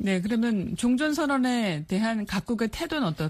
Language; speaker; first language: Korean; native; Korean